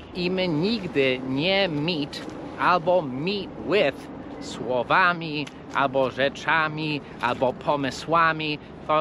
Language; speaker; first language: Polish; non-native, fluent; English